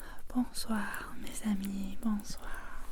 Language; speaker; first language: French; non-native, fluent; English